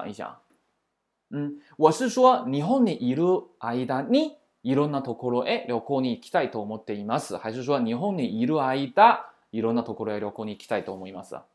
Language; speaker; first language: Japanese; non-native, fluent; Chinese